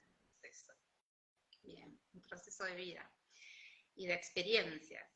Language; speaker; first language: Spanish; native; Spanish